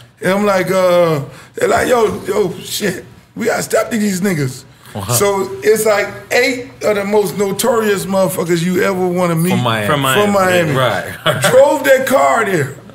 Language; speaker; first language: English; native; English